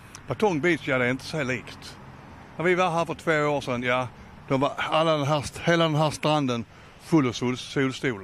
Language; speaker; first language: Swedish; native; Swedish